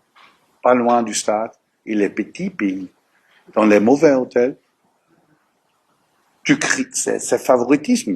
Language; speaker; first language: French; non-native, learner; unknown